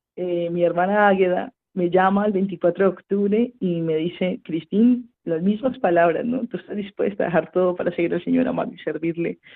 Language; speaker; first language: Spanish; native; Spanish